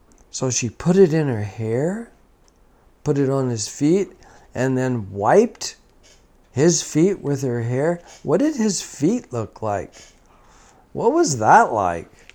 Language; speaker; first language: English; native; English